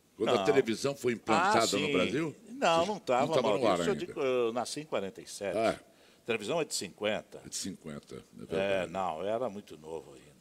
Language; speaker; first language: Portuguese; native; Portuguese